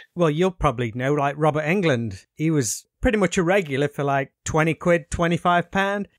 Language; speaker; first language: English; native; English